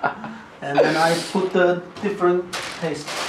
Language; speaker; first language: English; non-native, learner; Arabic